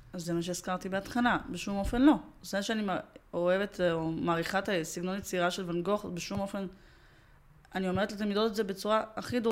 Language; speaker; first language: Hebrew; early bilingual, other home language; Russian